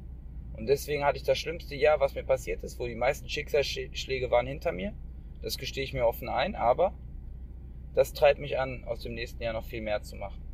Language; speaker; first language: German; native; German